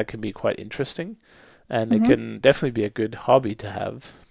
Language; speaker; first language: English; non-native, fluent; Danish